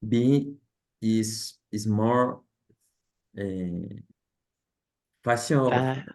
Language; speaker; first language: English; non-native, learner; Spanish